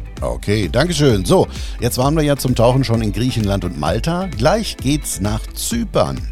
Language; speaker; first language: German; native; German